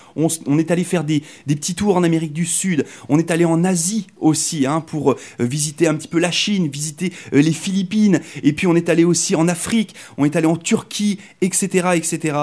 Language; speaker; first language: French; native; French